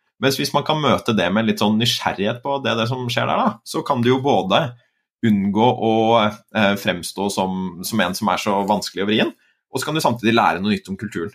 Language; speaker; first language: Norwegian; native; Norwegian